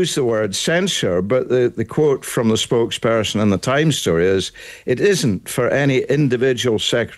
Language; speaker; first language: English; native; English